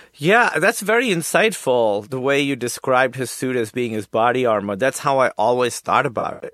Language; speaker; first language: English; non-native, local second language; Urdu